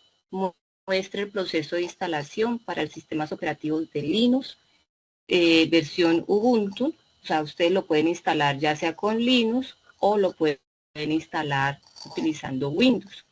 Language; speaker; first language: Spanish; native; Spanish